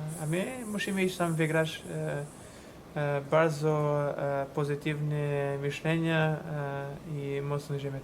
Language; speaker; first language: Polish; non-native, fluent; Portuguese